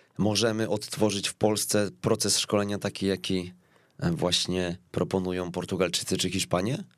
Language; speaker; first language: Polish; native; Polish